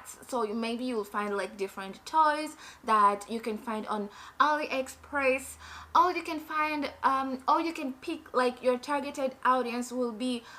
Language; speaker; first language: English; non-native, fluent; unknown